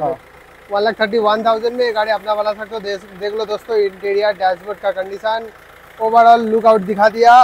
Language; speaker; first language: Hindi; non-native, local second language; Bangla